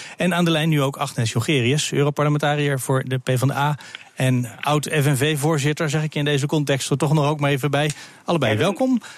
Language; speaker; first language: Dutch; native; Dutch